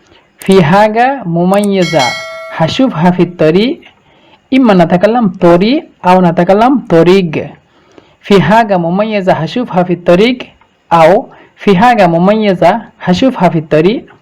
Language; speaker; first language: Arabic; non-native, fluent; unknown